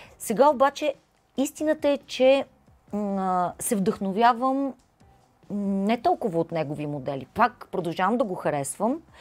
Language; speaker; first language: Bulgarian; native; Bulgarian